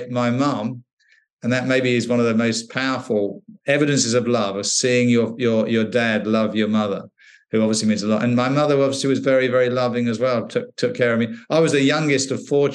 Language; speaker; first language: English; native; English